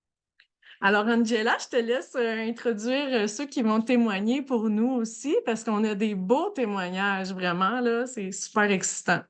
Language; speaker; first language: French; native; French